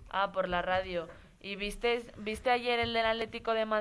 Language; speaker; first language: Spanish; native; Spanish